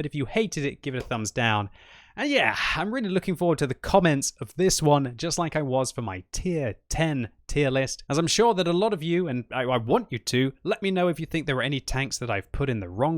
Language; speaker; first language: English; native; English